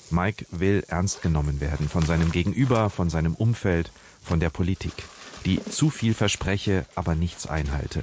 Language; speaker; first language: German; native; German